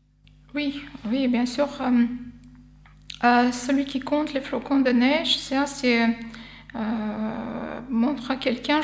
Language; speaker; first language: French; non-native, fluent; Armenian